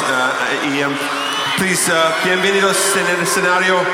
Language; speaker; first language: Spanish; non-native, learner; English